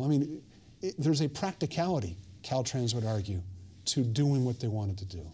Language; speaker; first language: English; native; English